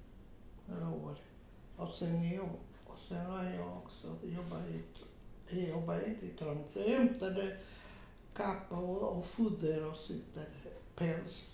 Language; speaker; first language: Swedish; non-native, fluent; Portuguese